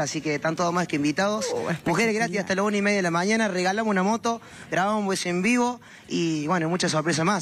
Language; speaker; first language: Spanish; native; Spanish